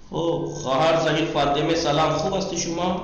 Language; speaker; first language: Persian; non-native, fluent; Urdu